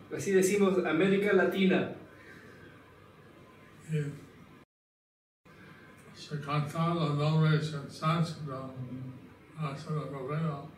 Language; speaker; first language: Spanish; non-native, learner; English